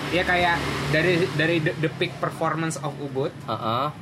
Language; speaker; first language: English; non-native, learner; Indonesian